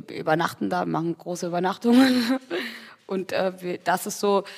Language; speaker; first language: German; early bilingual, other home language; Tigrinya